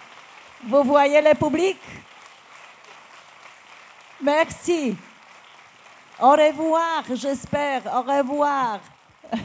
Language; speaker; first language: French; non-native, learner; Polish